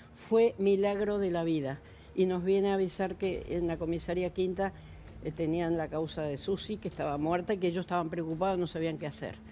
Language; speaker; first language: Spanish; native; Spanish